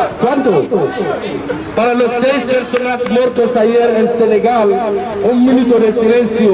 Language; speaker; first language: Spanish; non-native, local second language; Wolof